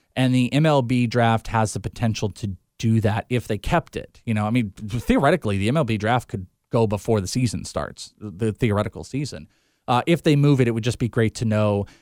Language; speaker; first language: English; native; English